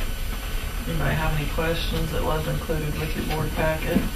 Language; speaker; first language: English; native; English